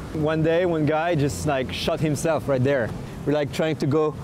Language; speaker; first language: English; non-native, fluent; French